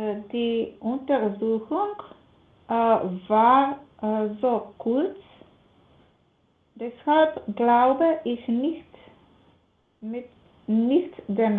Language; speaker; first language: German; non-native, learner; Macedonian